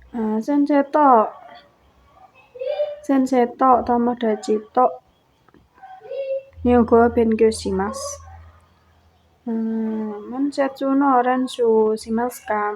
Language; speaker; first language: Japanese; non-native, learner; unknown